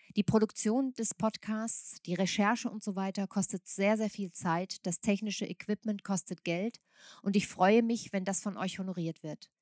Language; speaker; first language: German; native; German